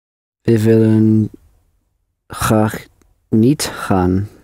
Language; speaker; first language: Dutch; non-native, learner; English